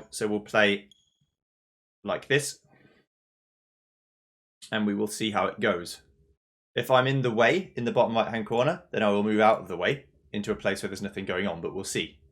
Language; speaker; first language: English; native; English